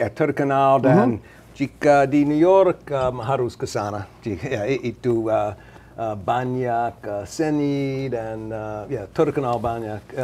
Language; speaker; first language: Indonesian; non-native, learner; English